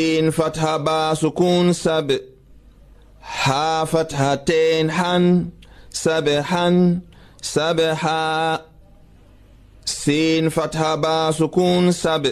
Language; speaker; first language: Arabic; non-native, fluent; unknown